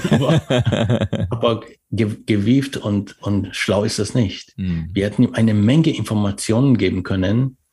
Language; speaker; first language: German; non-native, fluent; Persian